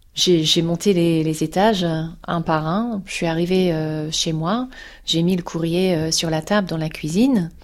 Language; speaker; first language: French; non-native, fluent; English